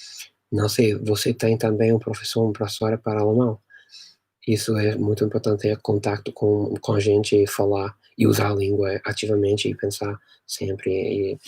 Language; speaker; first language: Portuguese; non-native, fluent; English